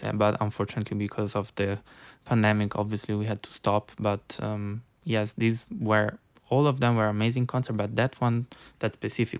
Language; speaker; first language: English; non-native, fluent; Italian